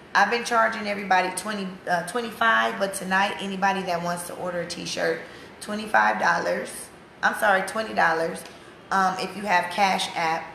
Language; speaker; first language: English; native; English